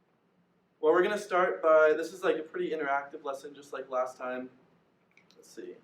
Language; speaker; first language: English; native; English